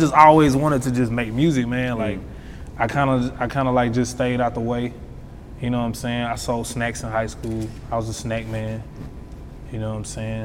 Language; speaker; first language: English; native; English